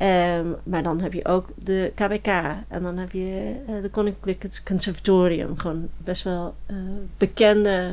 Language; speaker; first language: Dutch; non-native, fluent; English